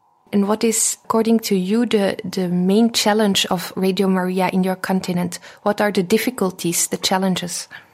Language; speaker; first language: English; non-native, fluent; Dutch